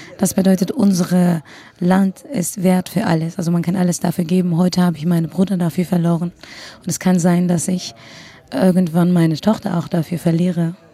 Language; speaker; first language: German; non-native, fluent; Kurdish